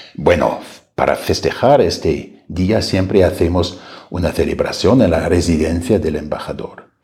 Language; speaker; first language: Spanish; non-native, fluent; German